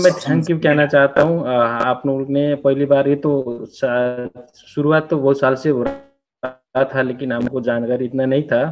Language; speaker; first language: Hindi; non-native, learner; Nepali